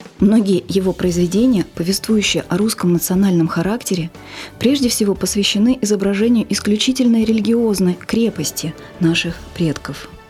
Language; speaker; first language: Russian; native; Russian